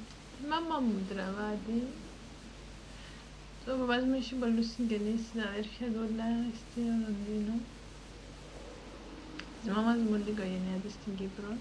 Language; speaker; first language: Greek; early bilingual, heritage; Greek